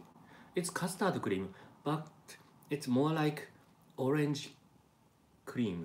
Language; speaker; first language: English; non-native, learner; Japanese